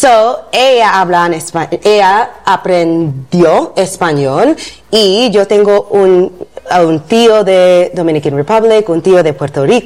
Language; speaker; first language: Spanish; non-native, learner; English